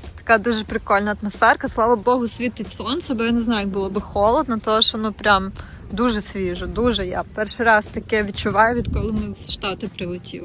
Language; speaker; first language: Ukrainian; native; Ukrainian